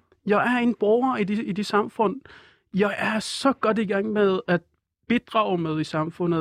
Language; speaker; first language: Danish; non-native, fluent; Persian